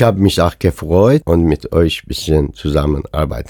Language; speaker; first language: German; non-native, fluent; Persian